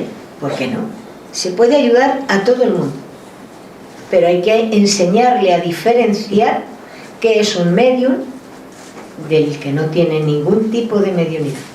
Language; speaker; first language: Spanish; native; Spanish